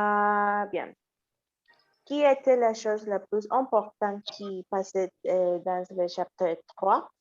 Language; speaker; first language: French; non-native, learner; Spanish